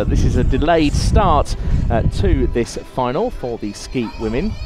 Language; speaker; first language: English; native; English